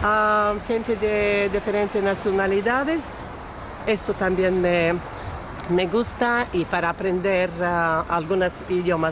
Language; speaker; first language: Spanish; non-native, learner; Bulgarian